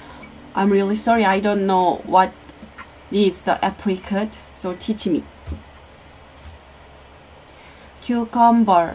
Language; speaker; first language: English; non-native, learner; Korean